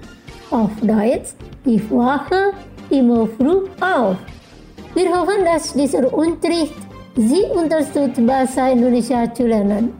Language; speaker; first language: German; non-native, fluent; Indonesian